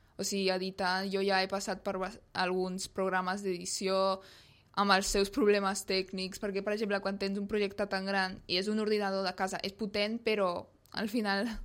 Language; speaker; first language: Catalan; early bilingual, other home language; Polish